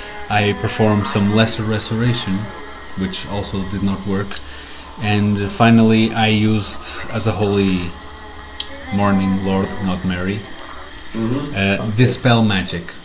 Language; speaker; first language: English; non-native, fluent; Portuguese